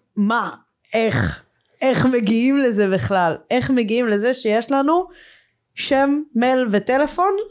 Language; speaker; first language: Hebrew; native; Hebrew